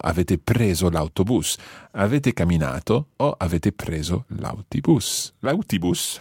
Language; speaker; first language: Italian; non-native, fluent; English